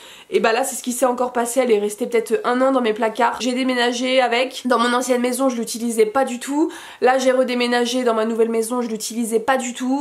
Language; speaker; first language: French; native; French